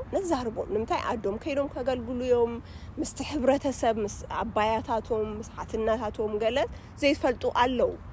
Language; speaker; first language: Tigrinya; early bilingual, heritage; Tigrinya